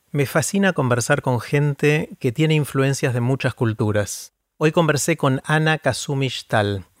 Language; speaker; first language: Spanish; native; Spanish